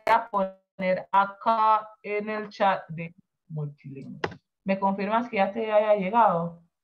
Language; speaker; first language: Spanish; non-native, local second language; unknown